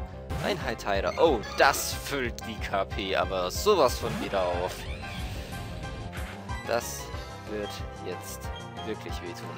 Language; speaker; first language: German; native; German